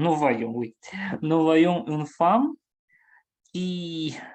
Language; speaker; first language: French; non-native, learner; Russian